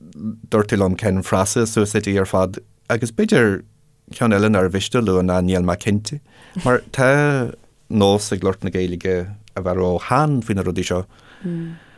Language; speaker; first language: Irish; non-native, local second language; English